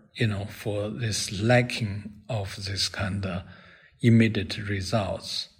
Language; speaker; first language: English; non-native, fluent; Chinese